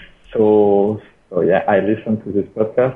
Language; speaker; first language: English; non-native, fluent; French